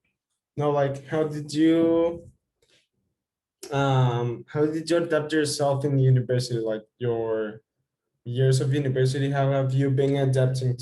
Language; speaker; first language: English; non-native, fluent; Spanish